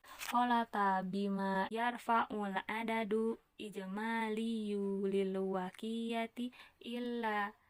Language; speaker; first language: Arabic; non-native, learner; Indonesian